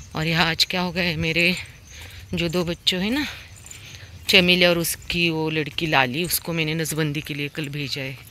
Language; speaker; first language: Hindi; non-native, local second language; Marathi